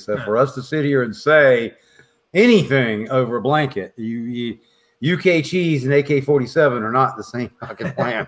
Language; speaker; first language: English; native; English